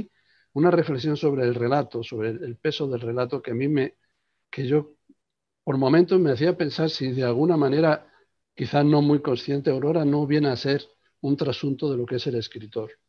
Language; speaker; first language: Spanish; native; Spanish